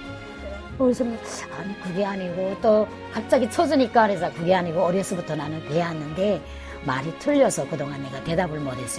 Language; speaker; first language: Korean; native; Korean